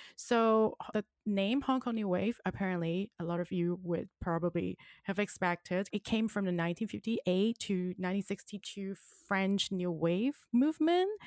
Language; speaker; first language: English; non-native, local second language; Cantonese